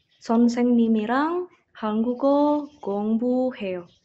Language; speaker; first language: Korean; non-native, learner; Indonesian